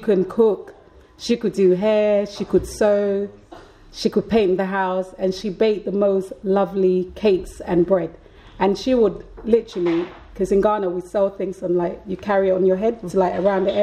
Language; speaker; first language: English; early bilingual, other home language; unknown